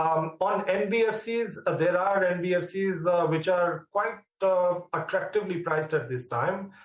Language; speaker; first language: English; non-native, local second language; Hindi